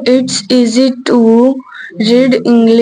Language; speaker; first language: English; non-native, learner; Hindi